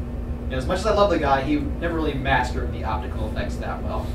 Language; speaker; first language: English; native; English